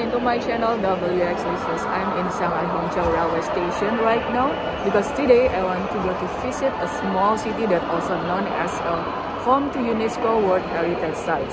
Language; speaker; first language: English; non-native, fluent; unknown